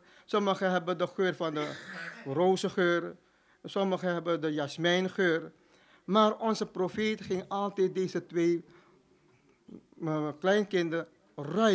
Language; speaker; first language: Dutch; non-native, fluent; Urdu